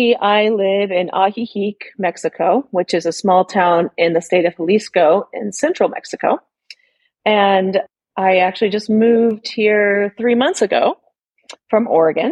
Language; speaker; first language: English; native; English